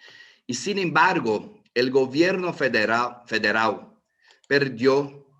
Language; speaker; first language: Spanish; non-native, fluent; Portuguese